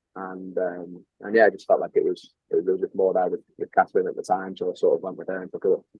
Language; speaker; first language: English; native; English